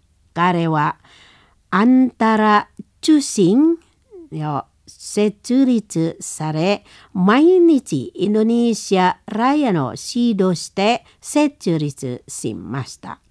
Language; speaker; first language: Japanese; non-native, learner; Indonesian